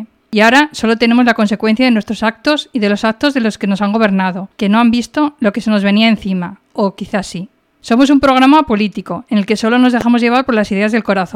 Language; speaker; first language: Spanish; native; Spanish